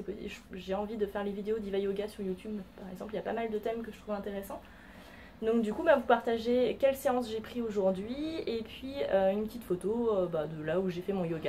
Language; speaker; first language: French; native; French